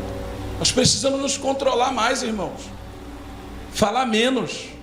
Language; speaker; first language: Portuguese; native; Portuguese